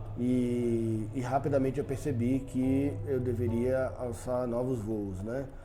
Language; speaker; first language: Portuguese; native; Portuguese